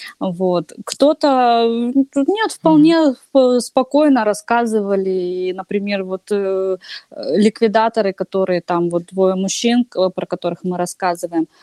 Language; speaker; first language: Russian; native; Russian